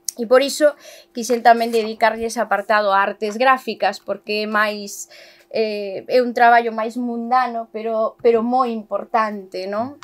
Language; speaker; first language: Galician; native; Galician